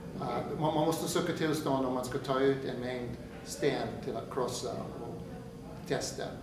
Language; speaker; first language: Swedish; non-native, fluent; English